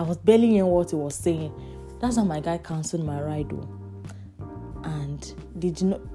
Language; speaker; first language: English; non-native, local second language; Yoruba